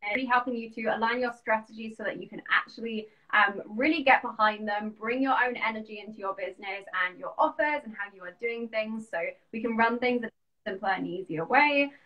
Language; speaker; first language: English; native; English